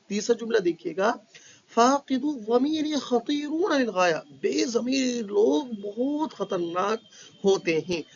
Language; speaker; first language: Urdu; native; Urdu